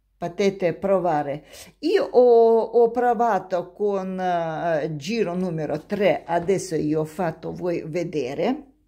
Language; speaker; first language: Italian; non-native, learner; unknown